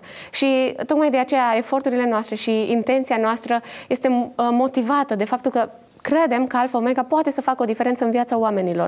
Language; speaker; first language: Romanian; native; Romanian